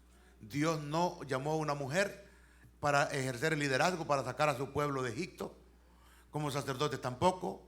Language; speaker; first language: Spanish; native; Spanish